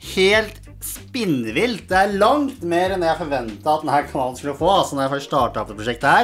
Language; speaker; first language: Norwegian; native; Norwegian